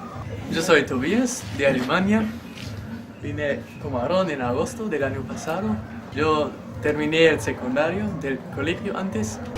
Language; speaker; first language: Spanish; non-native, fluent; German